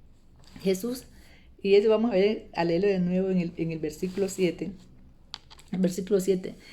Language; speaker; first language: Spanish; native; Spanish